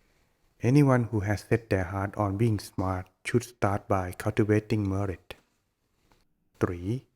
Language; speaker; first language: English; non-native, fluent; Thai